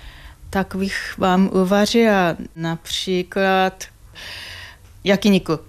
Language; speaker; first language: Czech; non-native, fluent; Japanese